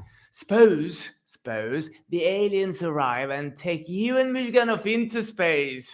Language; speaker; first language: English; non-native, fluent; Turkish